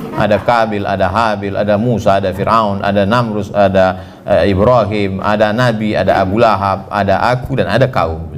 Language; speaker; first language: Indonesian; native; Indonesian